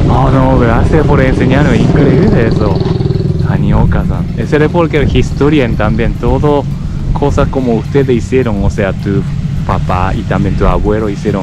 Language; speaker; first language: Spanish; non-native, learner; Japanese